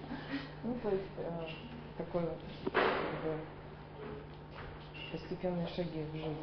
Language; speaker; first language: Russian; native; Russian